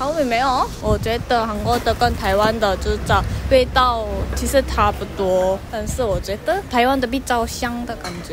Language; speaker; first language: Chinese; non-native, learner; Korean